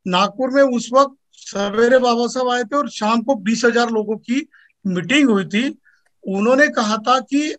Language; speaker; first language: Hindi; non-native, local second language; Marathi